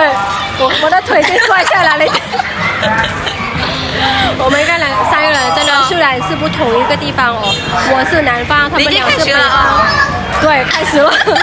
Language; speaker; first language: Chinese; non-native, learner; Lao